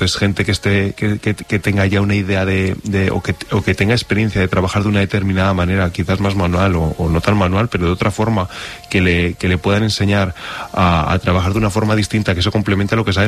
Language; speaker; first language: Spanish; native; Spanish